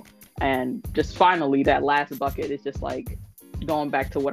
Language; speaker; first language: English; native; English